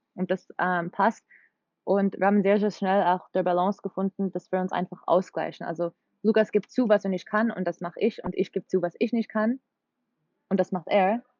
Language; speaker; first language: German; non-native, fluent; English